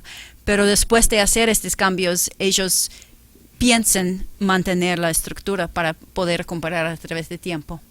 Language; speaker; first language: Spanish; non-native, fluent; English